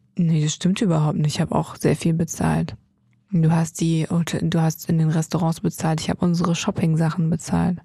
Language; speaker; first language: German; native; German